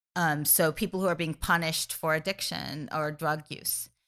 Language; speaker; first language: English; native; English